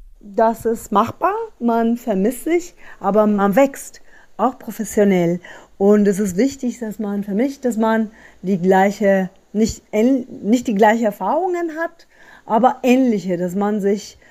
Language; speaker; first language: German; non-native, fluent; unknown